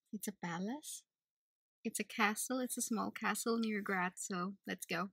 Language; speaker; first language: English; non-native, local second language; Filipino